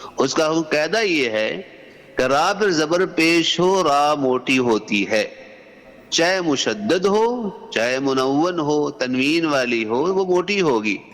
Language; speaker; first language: Urdu; non-native, local second language; Punjabi